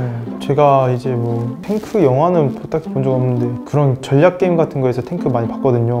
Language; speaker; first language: Korean; native; Korean